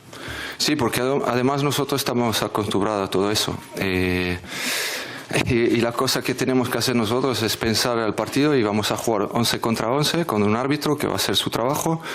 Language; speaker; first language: Spanish; non-native, fluent; French